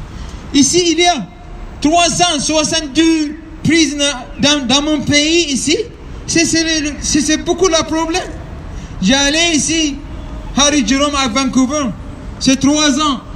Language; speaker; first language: French; non-native, learner; Tigrinya